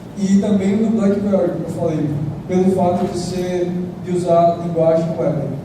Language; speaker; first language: Portuguese; native; Portuguese